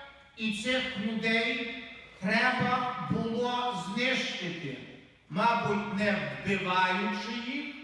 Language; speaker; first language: Ukrainian; native; Ukrainian